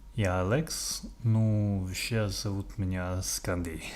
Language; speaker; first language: Russian; non-native, learner; English